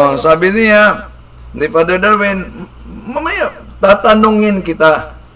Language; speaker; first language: Filipino; non-native, local second language; Cebuano